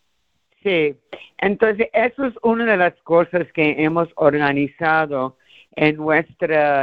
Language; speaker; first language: Spanish; early bilingual, heritage; Spanish